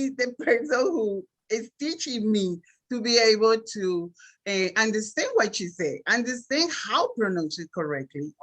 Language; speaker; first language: English; non-native, learner; Spanish